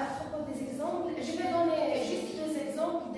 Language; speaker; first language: French; non-native, learner; Arabic